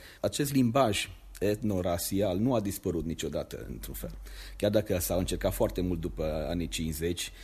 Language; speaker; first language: Romanian; native; Romanian